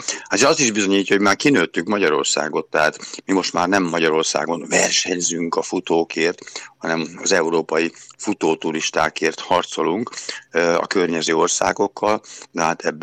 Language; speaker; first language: Hungarian; native; Hungarian